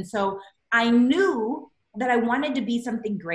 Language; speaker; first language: English; native; English